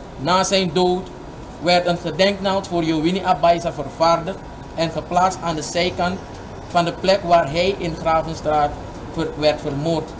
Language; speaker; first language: Dutch; native; Dutch